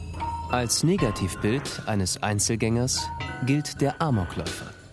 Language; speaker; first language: German; native; German